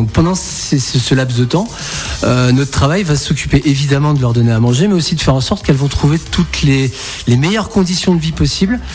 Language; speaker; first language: French; native; French